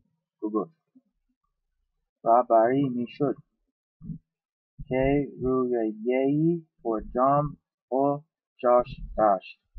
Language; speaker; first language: Persian; non-native, learner; English